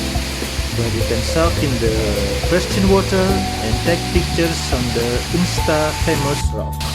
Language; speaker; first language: English; non-native, local second language; Indonesian